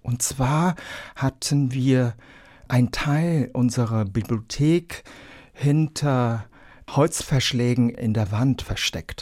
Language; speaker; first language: German; early bilingual, other home language; Vietnamese